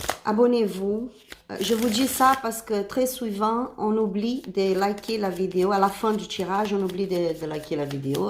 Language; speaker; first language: French; non-native, learner; Spanish